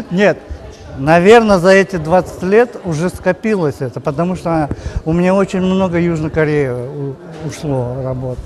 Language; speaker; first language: Russian; native; Russian